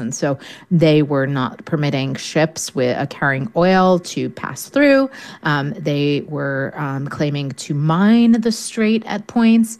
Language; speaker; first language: English; native; English